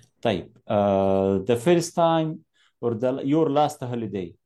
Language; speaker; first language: English; non-native, fluent; Arabic